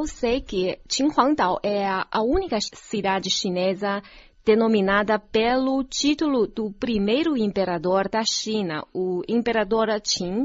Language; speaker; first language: Portuguese; non-native, fluent; Chinese